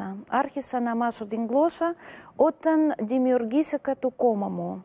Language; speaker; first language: Greek; non-native, learner; Russian